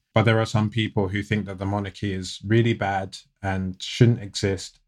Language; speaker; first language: English; native; English